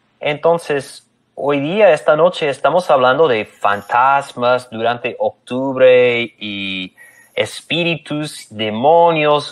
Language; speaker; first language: Spanish; non-native, fluent; English